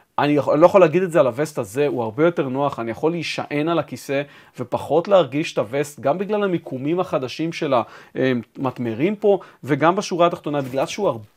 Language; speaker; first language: Hebrew; native; Hebrew